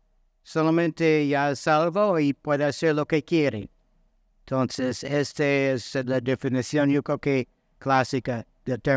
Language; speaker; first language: Spanish; non-native, fluent; English